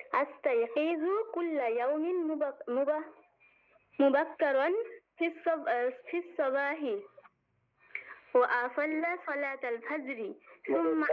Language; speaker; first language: Arabic; non-native, learner; Bangla